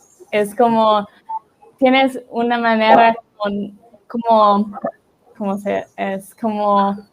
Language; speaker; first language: Spanish; non-native, learner; English